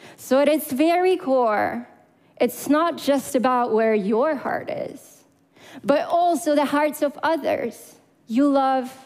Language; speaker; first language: English; non-native, fluent; Russian